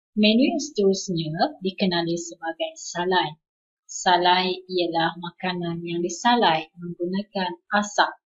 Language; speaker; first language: Malay; non-native, local second language; Iban